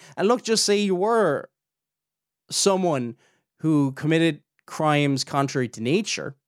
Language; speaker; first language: English; native; English